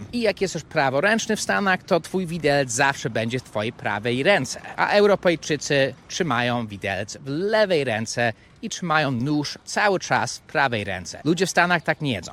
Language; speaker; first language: Polish; non-native, fluent; English